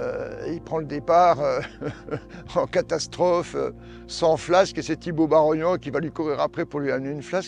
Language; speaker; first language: French; native; French